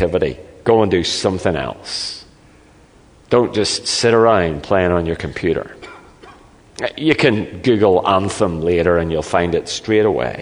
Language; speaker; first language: English; native; English